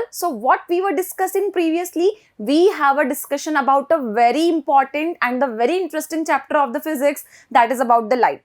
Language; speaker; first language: English; non-native, local second language; Hindi